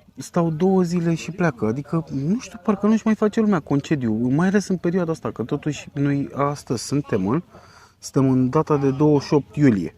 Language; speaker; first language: Romanian; native; Romanian